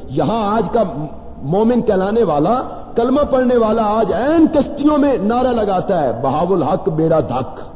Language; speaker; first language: Urdu; non-native, local second language; Punjabi